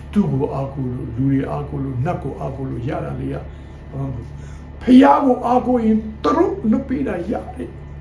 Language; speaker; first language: Burmese; non-native, local second language; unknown